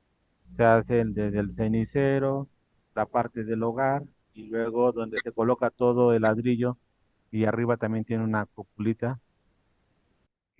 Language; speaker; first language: Spanish; native; Spanish